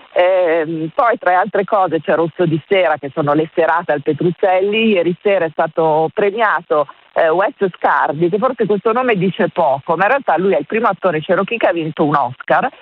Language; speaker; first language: Italian; native; Italian